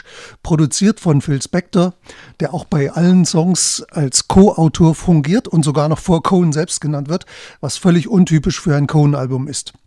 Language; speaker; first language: German; native; German